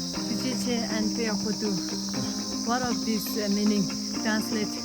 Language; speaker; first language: English; non-native, learner; Tibetan